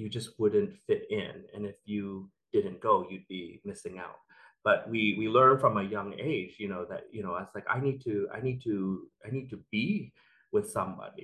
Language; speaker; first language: English; native; English